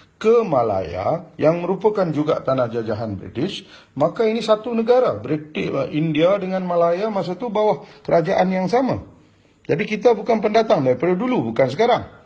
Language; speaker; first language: Malay; non-native, local second language; Tamil